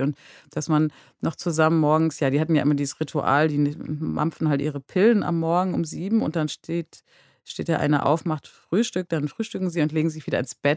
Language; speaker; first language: German; native; German